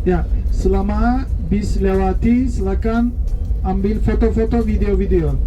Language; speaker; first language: Indonesian; non-native, fluent; Turkish